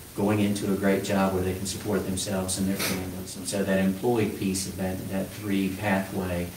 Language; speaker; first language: English; native; English